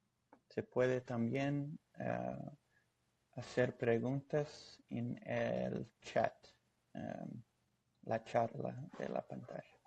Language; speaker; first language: Spanish; non-native, fluent; Portuguese